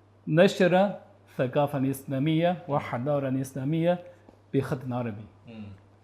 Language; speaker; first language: Arabic; non-native, learner; Chinese